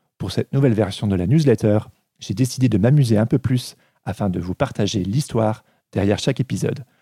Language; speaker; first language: French; native; French